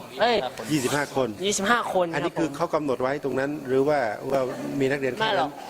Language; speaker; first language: Thai; native; Thai